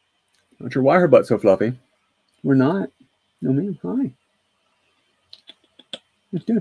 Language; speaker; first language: English; native; English